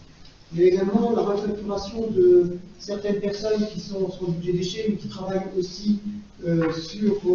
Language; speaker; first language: French; native; French